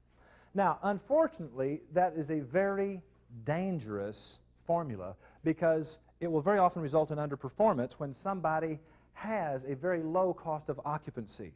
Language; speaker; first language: English; native; English